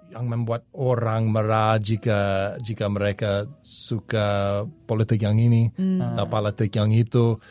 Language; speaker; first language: Indonesian; non-native, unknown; English